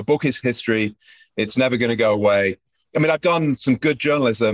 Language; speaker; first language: English; native; English